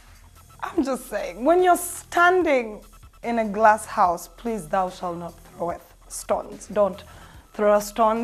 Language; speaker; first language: English; non-native, local second language; Ganda